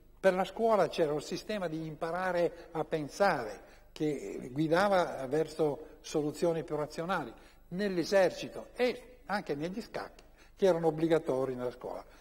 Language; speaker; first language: Italian; native; Italian